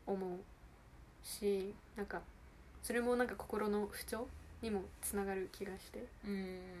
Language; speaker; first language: Japanese; early bilingual, heritage; Japanese